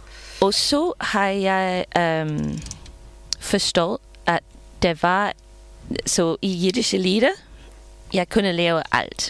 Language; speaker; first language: Danish; non-native, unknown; English